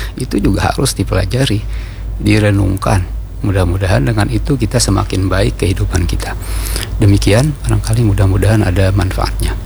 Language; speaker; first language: Malay; non-native, local second language; Banjar